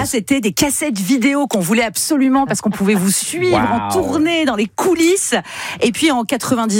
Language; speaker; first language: French; native; French